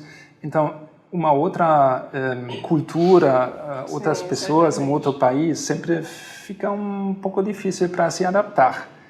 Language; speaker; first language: Portuguese; non-native, fluent; German